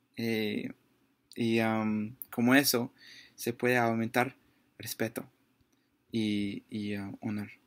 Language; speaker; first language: Spanish; non-native, learner; English